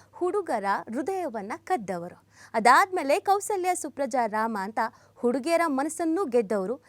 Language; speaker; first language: Kannada; native; Kannada